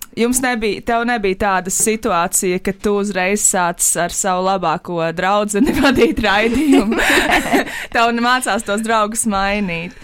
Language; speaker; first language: Latvian; native; Latvian